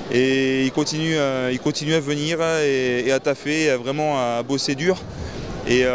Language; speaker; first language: French; native; French